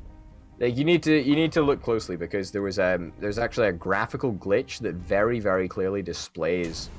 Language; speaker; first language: English; native; English